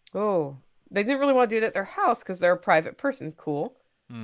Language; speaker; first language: English; native; English